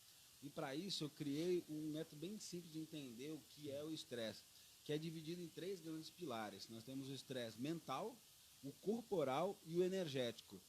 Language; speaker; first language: Portuguese; native; Portuguese